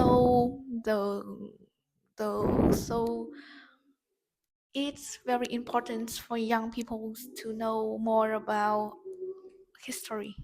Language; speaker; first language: English; non-native, learner; Vietnamese